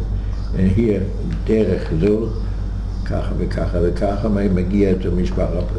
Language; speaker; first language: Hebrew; non-native, fluent; German